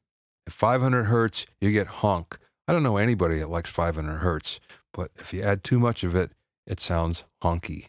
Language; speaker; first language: English; native; English